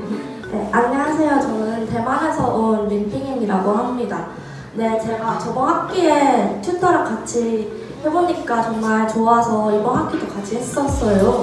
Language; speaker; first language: Korean; non-native, fluent; Chinese